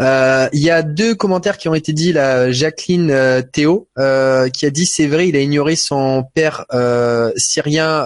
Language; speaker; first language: French; native; French